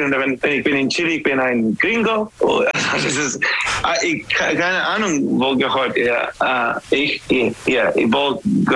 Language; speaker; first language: German; non-native, learner; English